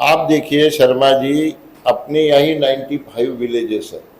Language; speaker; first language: Hindi; non-native, local second language; Marathi